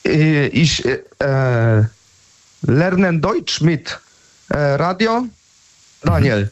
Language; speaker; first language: German; non-native, learner; Polish